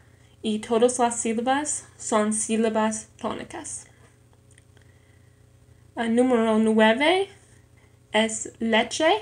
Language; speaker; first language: Spanish; non-native, learner; English